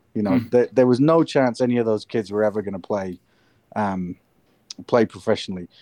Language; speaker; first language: English; native; English